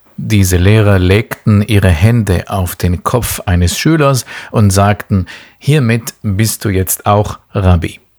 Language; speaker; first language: German; non-native, local second language; Hebrew